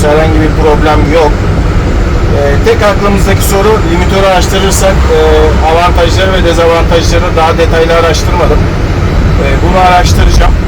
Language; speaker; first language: Turkish; native; Turkish